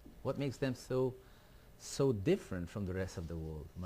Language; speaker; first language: English; non-native, fluent; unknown